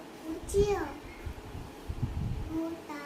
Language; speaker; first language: Chinese; non-native, learner; Lao